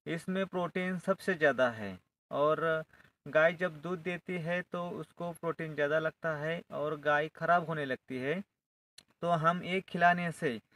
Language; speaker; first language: Hindi; non-native, local second language; Marathi